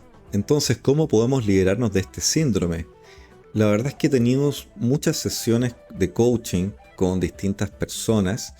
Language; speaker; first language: Spanish; native; Spanish